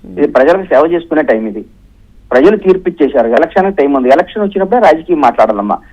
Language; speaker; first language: Telugu; native; Telugu